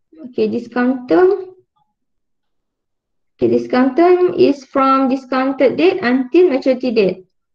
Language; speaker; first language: English; non-native, local second language; Malay